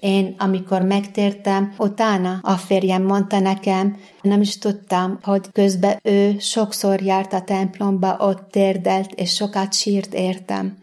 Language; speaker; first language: Hungarian; non-native, fluent; Arabic